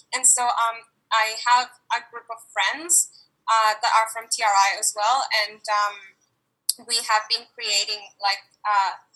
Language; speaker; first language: English; non-native, fluent; Spanish